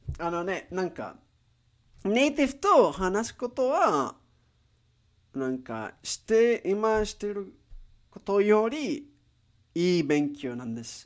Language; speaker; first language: Japanese; non-native, learner; Spanish